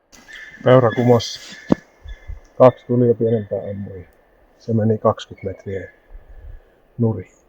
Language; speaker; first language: Finnish; native; Finnish